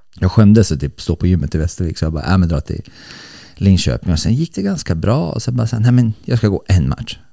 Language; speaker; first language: Swedish; early bilingual, other home language; Bosnian